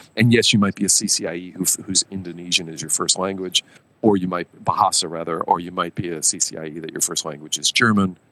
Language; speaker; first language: English; native; English